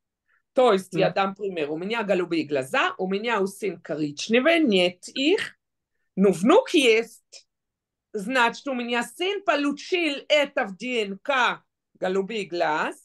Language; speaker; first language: Russian; non-native, fluent; Hebrew